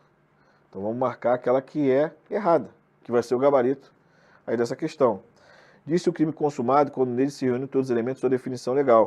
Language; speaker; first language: Portuguese; native; Portuguese